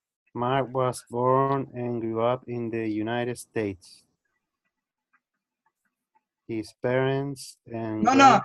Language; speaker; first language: English; non-native, learner; Spanish